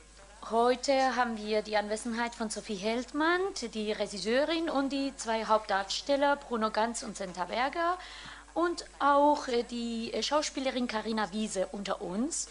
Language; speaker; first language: German; non-native, fluent; Spanish